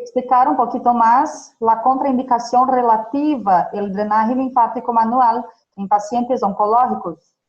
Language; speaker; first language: Spanish; non-native, fluent; Portuguese